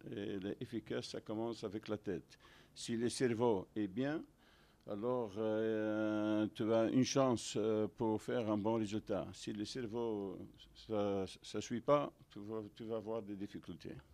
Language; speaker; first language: French; non-native, fluent; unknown